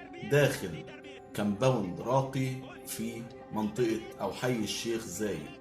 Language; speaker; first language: Arabic; native; Arabic